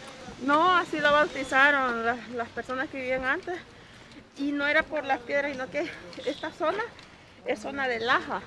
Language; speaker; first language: Spanish; native; Spanish